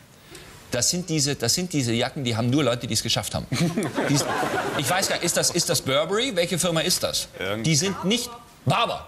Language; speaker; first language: German; native; German